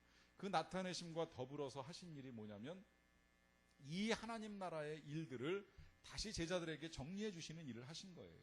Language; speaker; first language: Korean; native; Korean